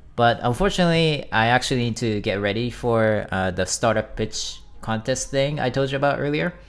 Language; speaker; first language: English; non-native, fluent; Japanese